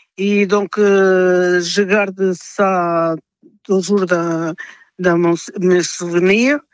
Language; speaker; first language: French; non-native, fluent; Portuguese